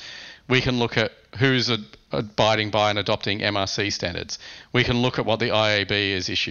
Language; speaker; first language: English; native; English